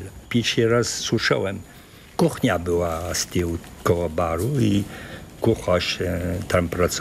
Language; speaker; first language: Polish; early bilingual, heritage; French